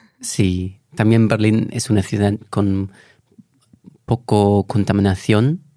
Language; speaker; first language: Spanish; non-native, fluent; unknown